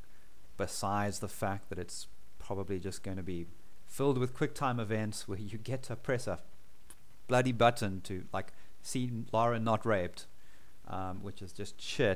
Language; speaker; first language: English; native; English